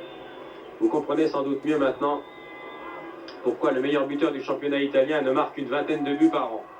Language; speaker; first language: French; native; French